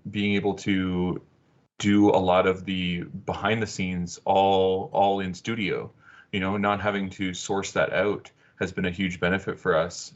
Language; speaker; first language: English; native; English